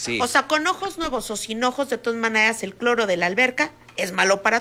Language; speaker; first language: Spanish; native; Spanish